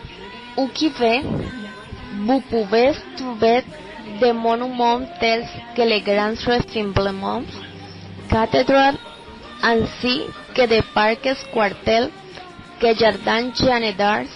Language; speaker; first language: French; non-native, learner; Spanish